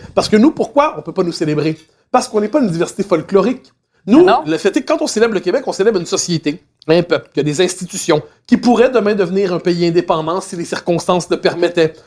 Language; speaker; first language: French; native; French